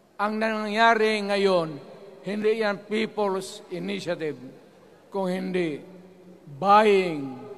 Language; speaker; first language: Filipino; non-native, local second language; Cebuano